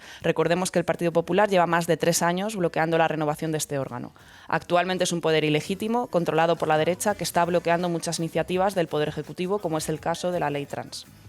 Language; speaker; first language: Spanish; native; Spanish